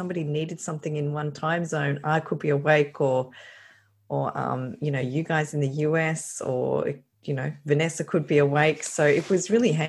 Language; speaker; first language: English; native; English